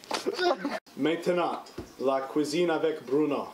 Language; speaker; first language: French; non-native, learner; English